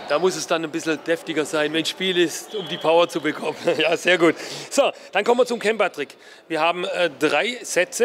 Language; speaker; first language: German; native; German